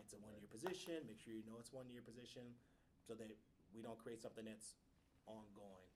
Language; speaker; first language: English; native; English